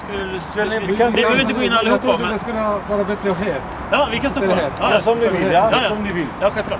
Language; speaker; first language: Swedish; non-native, fluent; Arabic